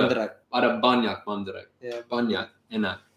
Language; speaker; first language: Indonesian; non-native, learner; English